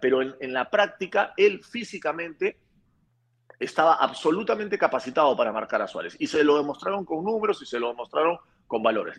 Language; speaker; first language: Spanish; native; Spanish